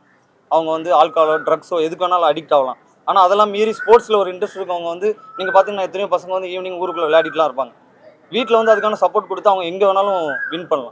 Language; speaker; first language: Tamil; native; Tamil